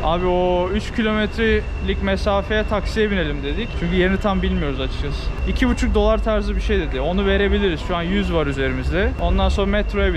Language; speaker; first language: Turkish; native; Turkish